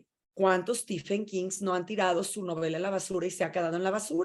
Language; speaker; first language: Spanish; native; Spanish